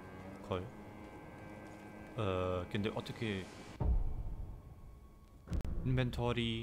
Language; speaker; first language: Korean; non-native, fluent; German